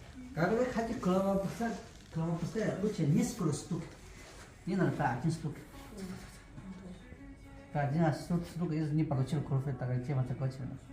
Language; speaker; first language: Russian; non-native, learner; Chinese